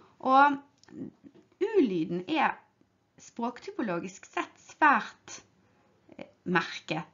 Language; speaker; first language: Norwegian; native; Norwegian